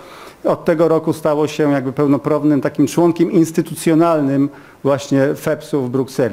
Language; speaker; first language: Polish; native; Polish